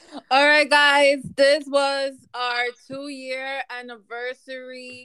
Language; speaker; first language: English; early bilingual, other home language; Spanish